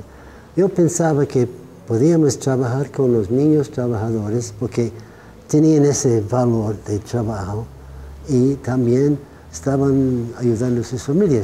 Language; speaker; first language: Spanish; non-native, fluent; English